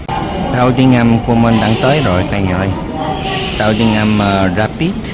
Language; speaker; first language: Vietnamese; non-native, learner; Korean